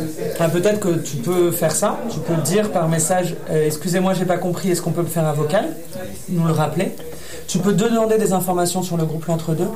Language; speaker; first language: French; native; French